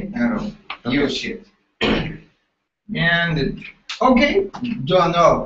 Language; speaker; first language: English; non-native, learner; Japanese